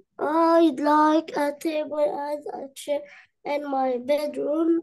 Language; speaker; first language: English; non-native, learner; Arabic